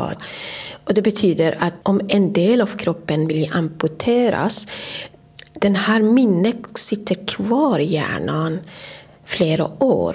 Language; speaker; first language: Swedish; non-native, fluent; Persian